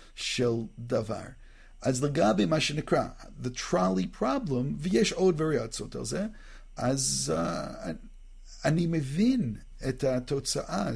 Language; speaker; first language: Hebrew; non-native, fluent; English